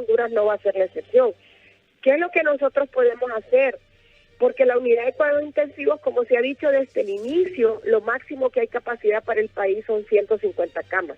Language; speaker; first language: Spanish; native; Spanish